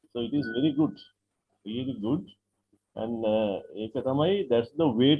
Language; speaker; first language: English; non-native, local second language; Sinhala